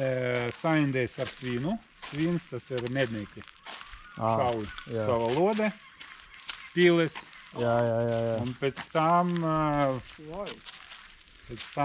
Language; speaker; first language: Latvian; non-native, local second language; Russian